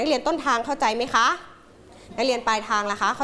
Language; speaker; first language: Thai; native; Thai